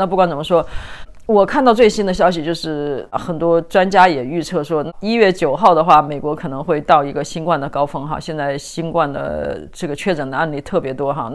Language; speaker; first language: Chinese; native; Chinese